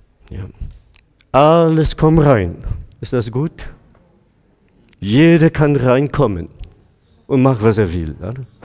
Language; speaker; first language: German; non-native, fluent; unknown